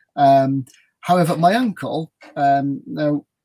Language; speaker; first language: English; native; English